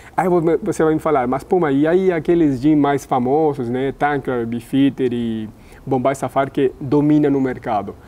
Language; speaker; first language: Portuguese; non-native, fluent; Spanish